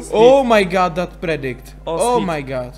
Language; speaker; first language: English; non-native, learner; Czech